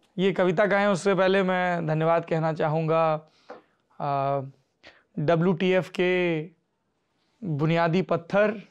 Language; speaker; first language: Hindi; native; Hindi